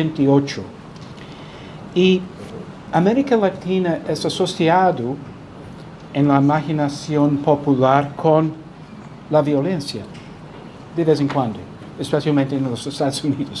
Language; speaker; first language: Spanish; non-native, fluent; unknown